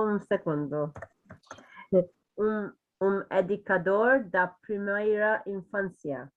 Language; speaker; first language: Portuguese; non-native, learner; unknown